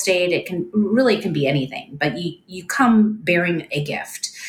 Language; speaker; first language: English; native; English